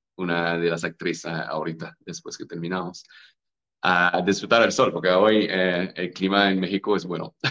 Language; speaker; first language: Spanish; non-native, fluent; English